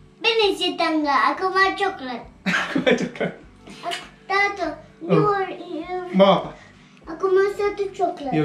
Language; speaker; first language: Indonesian; early bilingual, heritage; Indonesian